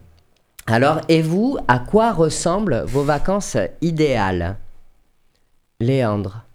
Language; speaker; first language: French; native; French